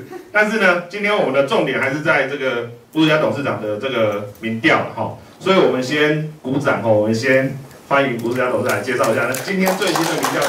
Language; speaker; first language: Chinese; native; Chinese